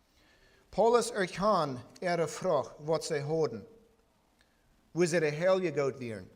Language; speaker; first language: German; non-native, learner; Plautdietsch